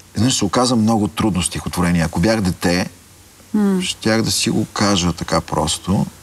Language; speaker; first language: Bulgarian; native; Bulgarian